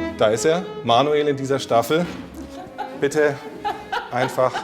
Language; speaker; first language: German; native; German